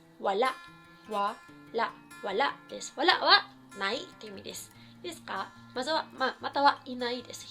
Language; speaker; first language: Japanese; non-native, fluent; Filipino